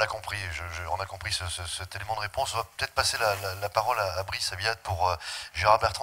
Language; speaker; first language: French; native; French